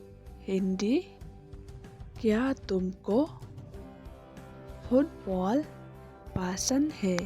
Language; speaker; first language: Hindi; non-native, local second language; Khasi